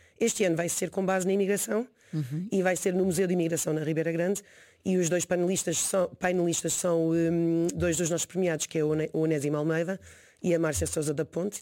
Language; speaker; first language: Portuguese; early bilingual, heritage; Portuguese